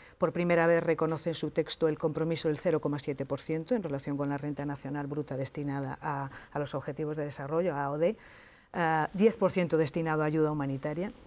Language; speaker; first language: Spanish; native; Spanish